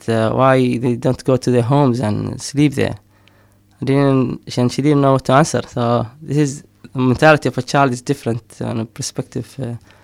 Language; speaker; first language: English; non-native, fluent; Somali